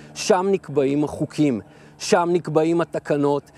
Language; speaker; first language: Hebrew; native; Hebrew